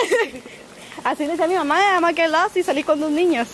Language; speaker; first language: Spanish; early bilingual, heritage; Spanish